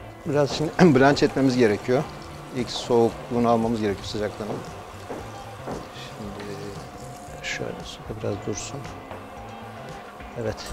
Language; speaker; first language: Turkish; native; Turkish